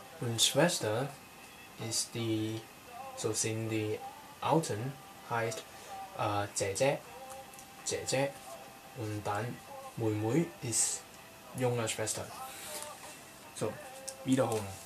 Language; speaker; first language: German; non-native, learner; Cantonese